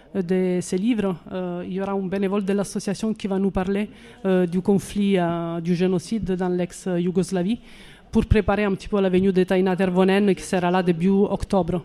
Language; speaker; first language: French; non-native, fluent; Italian